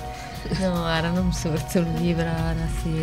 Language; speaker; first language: Catalan; non-native, fluent; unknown